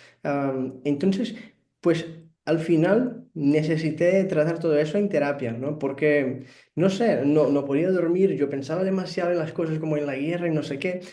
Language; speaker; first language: Spanish; non-native, fluent; Portuguese